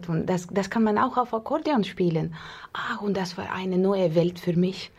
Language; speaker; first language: German; non-native, learner; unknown